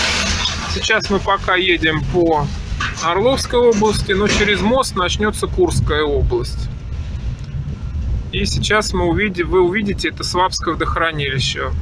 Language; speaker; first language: Russian; native; Russian